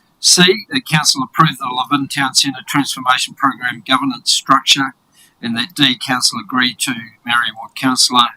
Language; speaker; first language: English; native; English